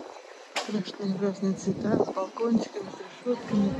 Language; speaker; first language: Russian; native; Russian